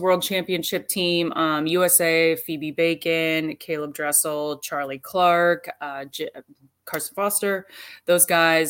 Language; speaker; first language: English; native; English